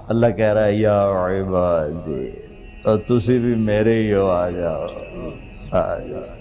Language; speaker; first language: Urdu; non-native, local second language; Punjabi